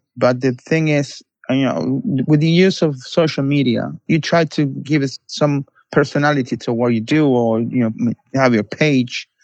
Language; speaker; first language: English; non-native, fluent; Spanish